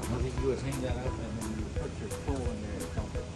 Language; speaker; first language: English; native; English